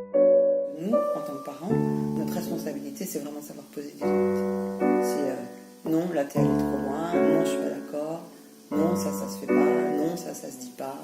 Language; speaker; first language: French; native; French